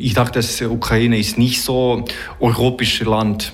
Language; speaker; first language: German; non-native, learner; Ukrainian